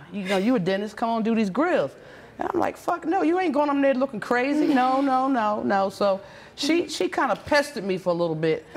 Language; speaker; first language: English; native; English